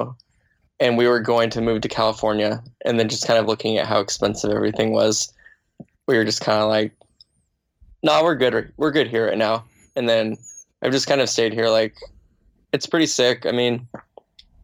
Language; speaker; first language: English; native; English